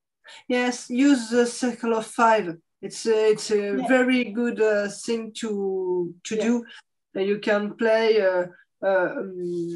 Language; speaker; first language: English; non-native, fluent; French